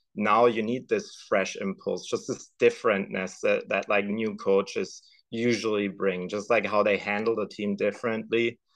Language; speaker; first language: English; non-native, fluent; German